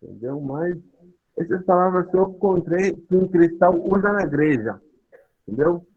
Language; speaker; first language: Portuguese; non-native, learner; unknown